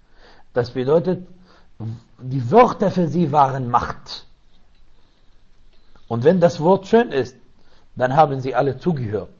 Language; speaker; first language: German; non-native, learner; Arabic